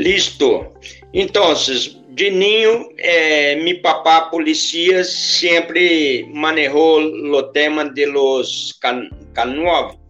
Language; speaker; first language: Spanish; non-native, learner; Portuguese